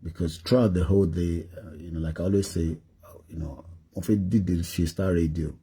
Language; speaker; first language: English; non-native, local second language; Yoruba